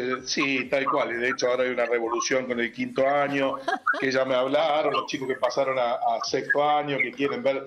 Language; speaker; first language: Spanish; native; Spanish